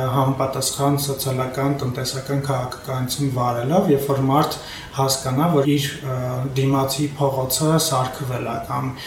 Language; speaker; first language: Armenian; native; Armenian